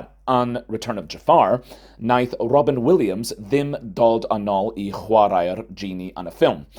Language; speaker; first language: Welsh; non-native, fluent; English